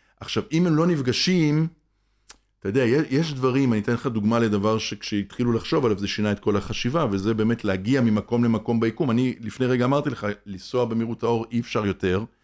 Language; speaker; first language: Hebrew; native; Hebrew